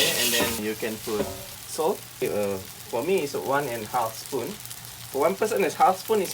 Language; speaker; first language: English; non-native, fluent; Indonesian